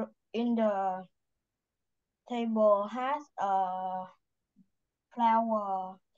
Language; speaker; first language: English; non-native, learner; Vietnamese